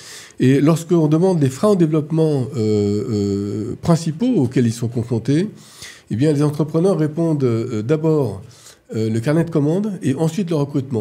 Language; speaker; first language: French; native; French